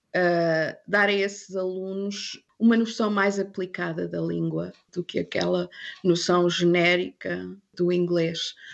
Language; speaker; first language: Portuguese; non-native, fluent; English